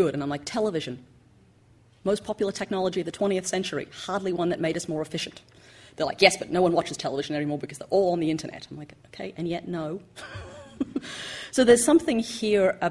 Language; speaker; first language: English; native; English